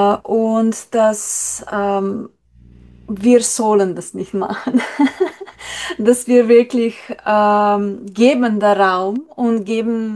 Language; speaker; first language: German; non-native, learner; Slovenian